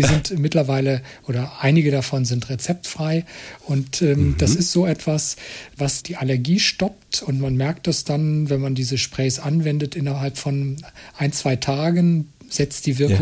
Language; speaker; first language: German; native; German